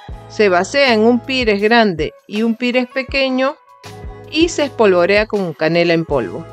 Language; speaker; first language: Spanish; native; Spanish